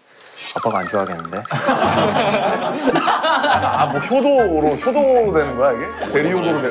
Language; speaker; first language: Korean; native; Korean